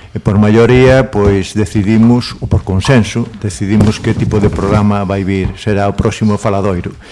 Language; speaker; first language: Galician; non-native, local second language; Spanish